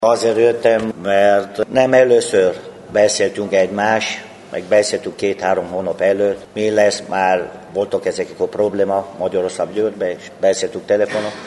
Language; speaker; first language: Hungarian; non-native, learner; Romanian